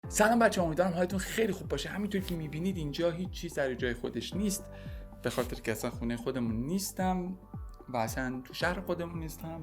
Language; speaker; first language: Persian; native; Persian